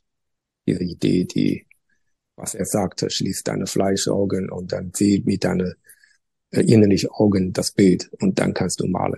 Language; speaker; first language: German; non-native, learner; Chinese